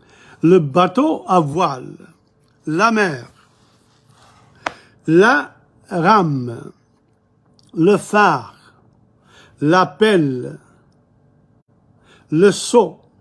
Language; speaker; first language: French; non-native, fluent; English